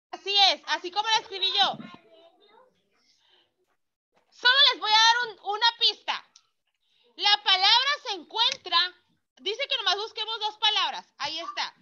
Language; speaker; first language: Spanish; native; Spanish